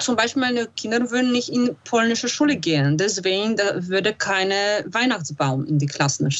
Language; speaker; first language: German; non-native, fluent; Polish